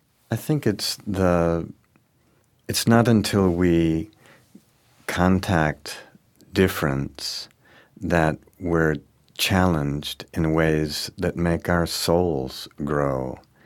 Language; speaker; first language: English; native; English